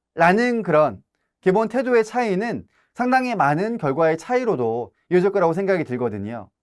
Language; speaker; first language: Korean; native; Korean